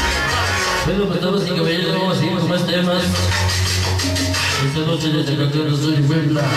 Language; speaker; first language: Spanish; native; Spanish